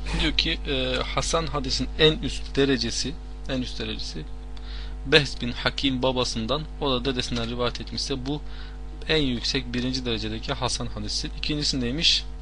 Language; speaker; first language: Turkish; non-native, fluent; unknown